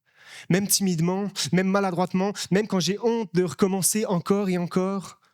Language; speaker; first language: French; native; French